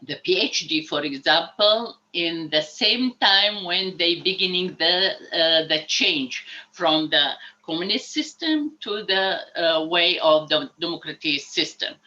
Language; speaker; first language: English; non-native, learner; Arabic